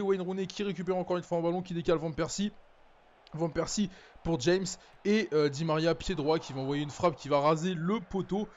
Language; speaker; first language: French; native; French